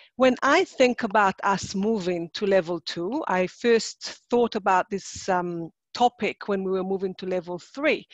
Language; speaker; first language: English; non-native, fluent; Hebrew